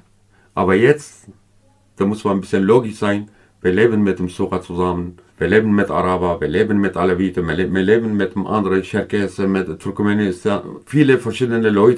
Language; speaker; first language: German; non-native, learner; Kurdish